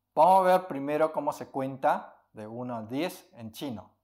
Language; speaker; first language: Spanish; early bilingual, other home language; Chinese